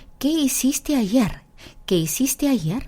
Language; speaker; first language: Spanish; non-native, fluent; Korean